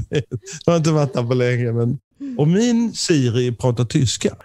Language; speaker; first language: Swedish; native; Swedish